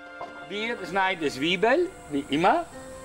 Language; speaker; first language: German; non-native, learner; Italian